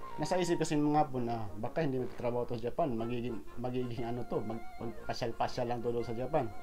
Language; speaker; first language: Filipino; non-native, local second language; Cebuano